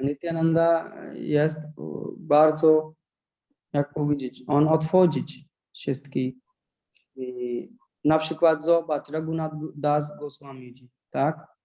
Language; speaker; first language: Polish; non-native, learner; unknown